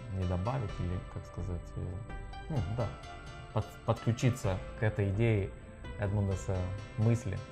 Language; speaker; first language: Russian; non-native, learner; Lithuanian